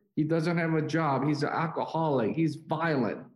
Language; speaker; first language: English; non-native, fluent; Korean